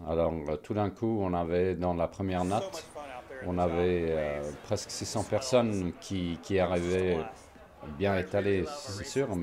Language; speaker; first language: French; non-native, fluent; Swedish